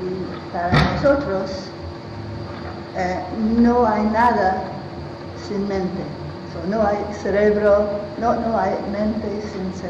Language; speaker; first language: Spanish; non-native, learner; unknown